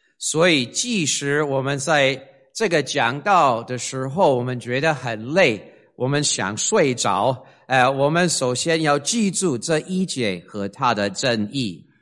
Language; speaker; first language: Chinese; non-native, fluent; English